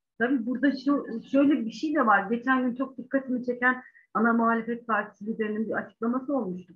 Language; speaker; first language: Turkish; native; Turkish